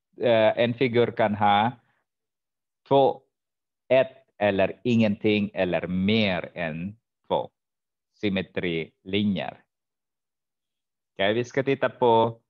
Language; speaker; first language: Swedish; non-native, fluent; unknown